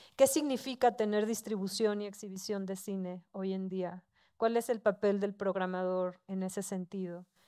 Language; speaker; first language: Spanish; native; Spanish